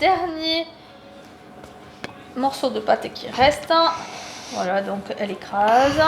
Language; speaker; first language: French; native; French